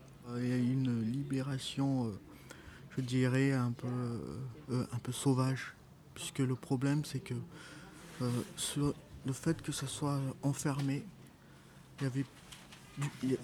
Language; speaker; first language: French; non-native, local second language; Malagasy